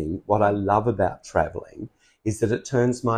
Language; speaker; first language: English; native; English